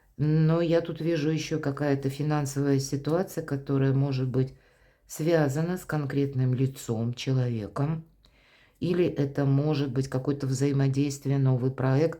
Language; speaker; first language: Russian; native; Russian